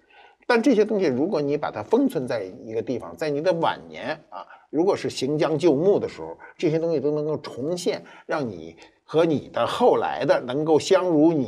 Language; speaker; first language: Chinese; native; Chinese